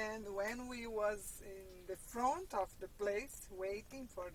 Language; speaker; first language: English; non-native, learner; Portuguese